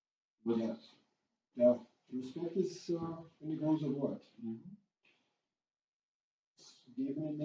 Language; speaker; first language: German; non-native, fluent; English